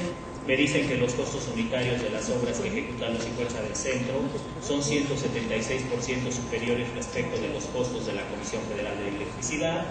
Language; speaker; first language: Spanish; native; Spanish